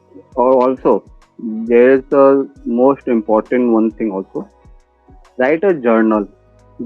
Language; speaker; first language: English; non-native, learner; Hindi